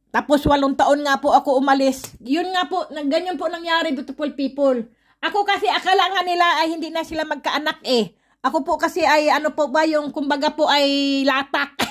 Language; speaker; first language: Filipino; native; Filipino